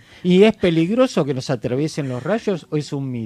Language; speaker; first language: Spanish; native; Spanish